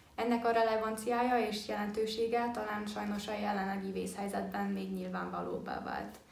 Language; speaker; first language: Hungarian; early bilingual, heritage; Hungarian